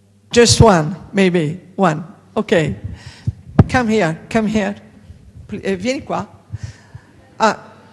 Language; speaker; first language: English; non-native, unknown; Italian